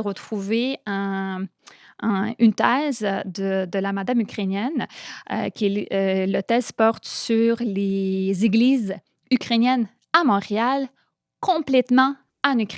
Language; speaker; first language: French; non-native, fluent; Ukrainian